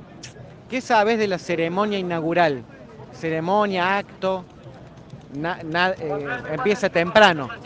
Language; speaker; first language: Spanish; native; Spanish